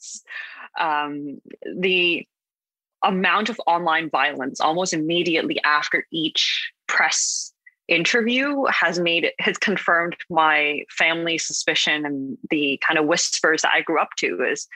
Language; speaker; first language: English; non-native, local second language; Cantonese